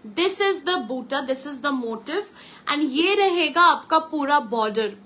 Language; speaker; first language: Hindi; non-native, local second language; Bangla